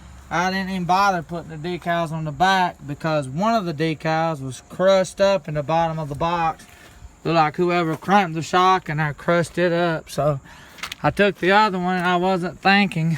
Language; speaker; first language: English; native; English